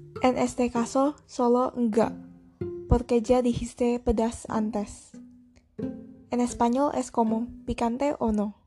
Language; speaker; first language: Spanish; non-native, learner; Indonesian